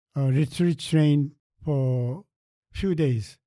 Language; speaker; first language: English; non-native, fluent; Korean